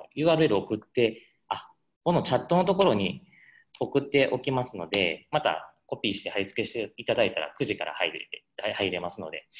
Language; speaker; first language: Japanese; native; Japanese